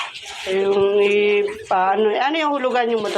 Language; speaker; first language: Filipino; native; Filipino